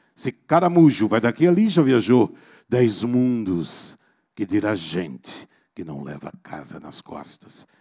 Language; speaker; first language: Portuguese; native; Portuguese